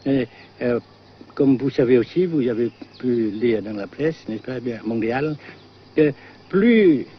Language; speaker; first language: French; non-native, fluent; Vietnamese